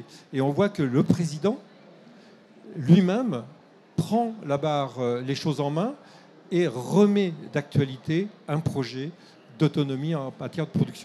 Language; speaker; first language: French; native; French